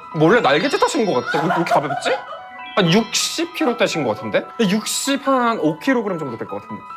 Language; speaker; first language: Korean; native; Korean